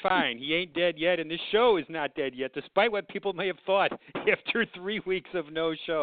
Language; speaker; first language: English; native; English